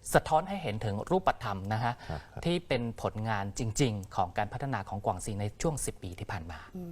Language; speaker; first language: Thai; non-native, fluent; Chinese